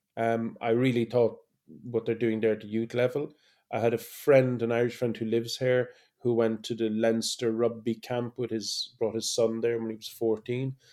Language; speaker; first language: English; native; English